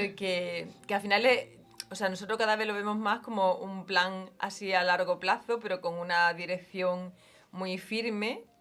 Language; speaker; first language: Spanish; native; Spanish